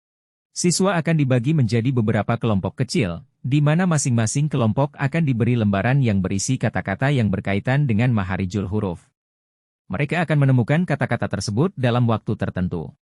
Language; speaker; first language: Indonesian; native; Indonesian